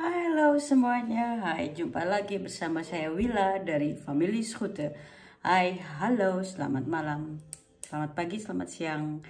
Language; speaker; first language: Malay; non-native, local second language; Sundanese